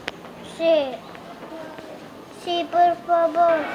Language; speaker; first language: Spanish; early bilingual, heritage; Spanish